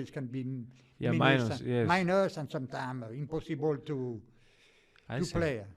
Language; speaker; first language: English; non-native, fluent; French